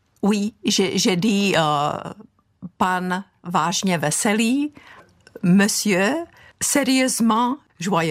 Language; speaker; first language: French; non-native, fluent; Czech